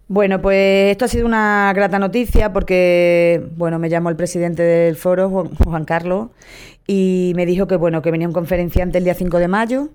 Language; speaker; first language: Spanish; native; Spanish